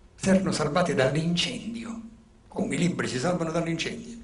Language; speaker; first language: Italian; non-native, local second language; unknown